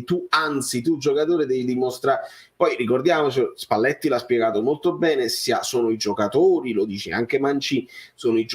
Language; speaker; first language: Italian; native; Italian